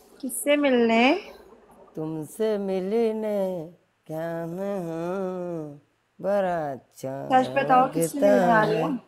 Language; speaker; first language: Hindi; non-native, learner; Bangla